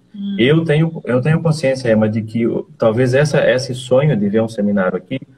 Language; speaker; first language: Portuguese; native; Portuguese